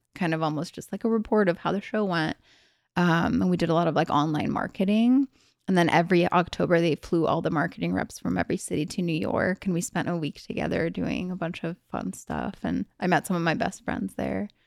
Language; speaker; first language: English; early bilingual, other home language; Hungarian